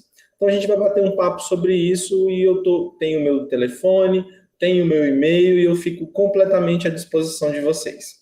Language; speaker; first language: Portuguese; native; Portuguese